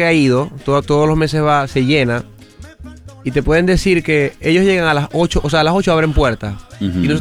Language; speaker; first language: Spanish; native; Spanish